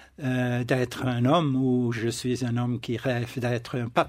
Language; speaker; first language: French; non-native, local second language; German